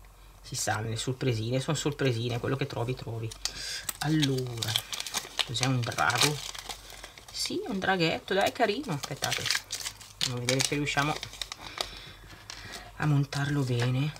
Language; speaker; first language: Italian; native; Italian